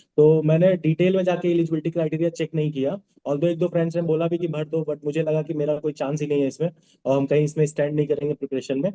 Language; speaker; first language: Hindi; non-native, local second language; Bhojpuri